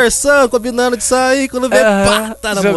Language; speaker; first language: Portuguese; native; Portuguese